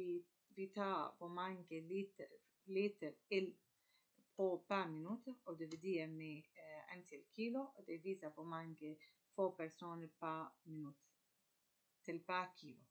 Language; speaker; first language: Danish; non-native, learner; Arabic